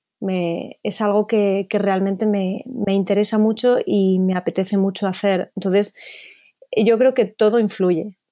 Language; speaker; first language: Spanish; native; Spanish